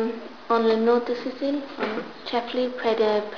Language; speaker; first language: French; non-native, learner; English